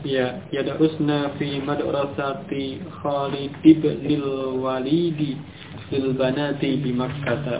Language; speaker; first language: Arabic; non-native, fluent; Indonesian